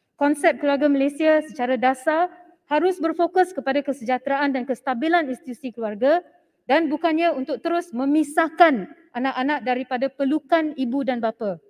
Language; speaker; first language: Malay; non-native, local second language; Tamil